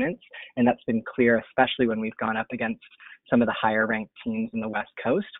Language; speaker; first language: English; native; English